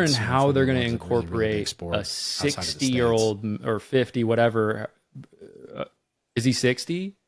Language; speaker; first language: English; native; English